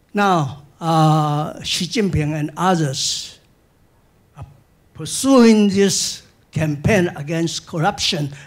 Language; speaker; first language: English; non-native, fluent; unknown